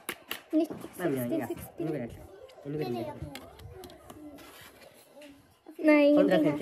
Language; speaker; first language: Swedish; early bilingual, other home language; Mongolian